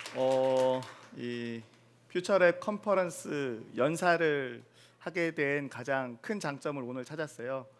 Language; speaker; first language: Korean; native; Korean